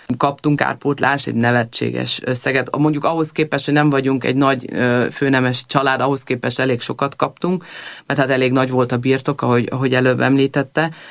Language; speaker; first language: Hungarian; early bilingual, heritage; Hungarian